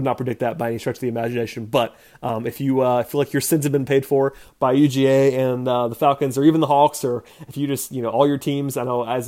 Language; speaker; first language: English; native; English